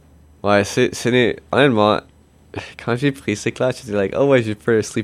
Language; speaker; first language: French; non-native, local second language; English